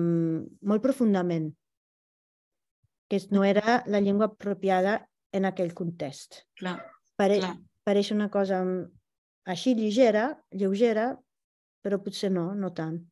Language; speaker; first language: Catalan; non-native, fluent; Italian